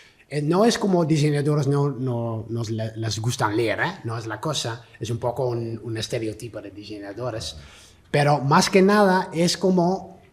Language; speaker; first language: Spanish; non-native, learner; Dutch